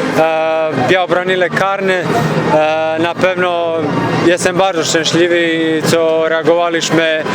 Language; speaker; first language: Polish; non-native, learner; Croatian